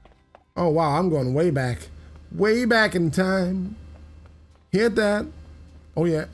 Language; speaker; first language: English; native; English